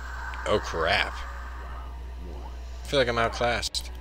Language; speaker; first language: English; native; English